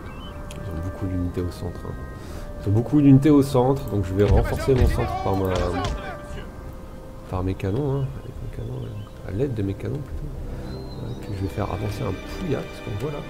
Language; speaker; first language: French; native; French